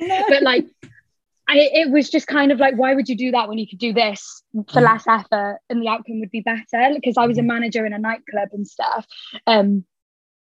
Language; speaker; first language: English; native; English